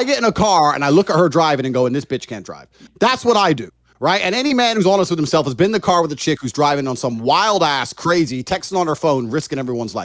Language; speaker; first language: English; native; English